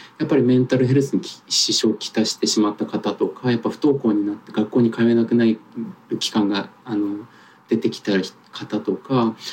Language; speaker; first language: Japanese; native; Japanese